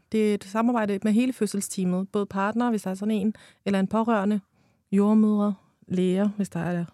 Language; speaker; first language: Danish; early bilingual, other home language; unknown